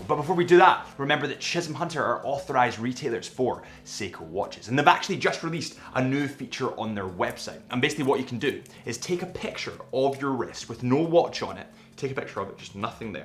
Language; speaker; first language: English; native; English